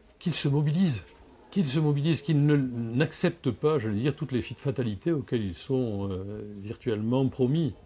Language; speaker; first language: French; native; French